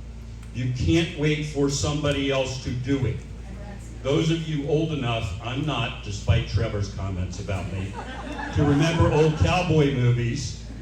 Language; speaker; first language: English; native; English